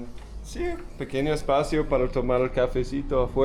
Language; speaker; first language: Spanish; non-native, fluent; English